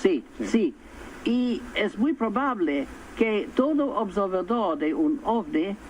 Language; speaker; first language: Spanish; non-native, fluent; English